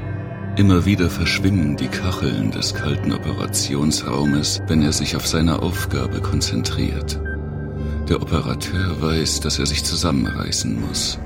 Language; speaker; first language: German; native; German